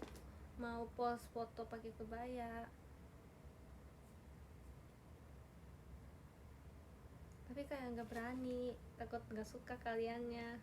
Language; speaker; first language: Indonesian; native; Indonesian